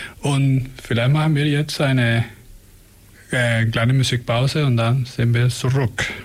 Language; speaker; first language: German; non-native, learner; Spanish